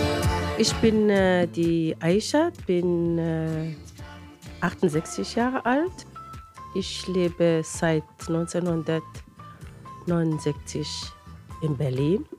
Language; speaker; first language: German; non-native, fluent; Arabic